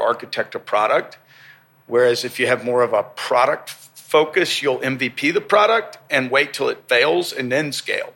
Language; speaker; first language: English; native; English